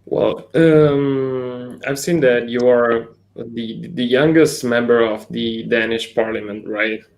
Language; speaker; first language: English; non-native, fluent; Italian